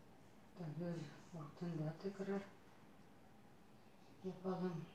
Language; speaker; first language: Turkish; non-native, learner; Russian